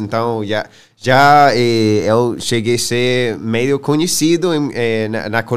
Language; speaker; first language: Portuguese; non-native, learner; English